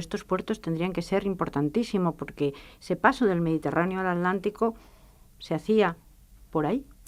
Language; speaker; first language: Spanish; native; Spanish